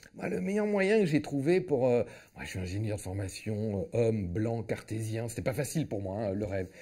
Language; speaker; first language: French; native; French